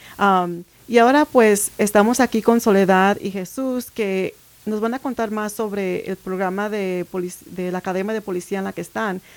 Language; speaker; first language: Spanish; early bilingual, heritage; Spanish